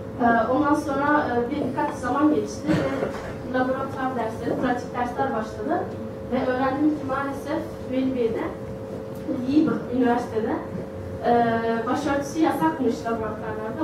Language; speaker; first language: Turkish; early bilingual, other home language; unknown